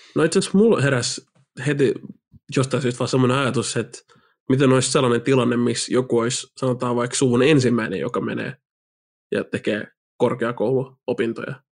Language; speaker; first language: Finnish; native; Finnish